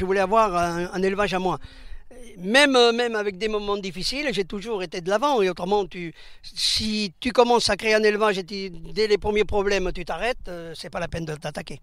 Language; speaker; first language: French; early bilingual, other home language; Spanish